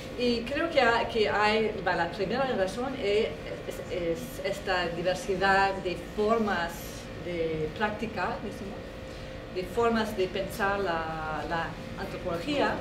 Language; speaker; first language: Spanish; non-native, fluent; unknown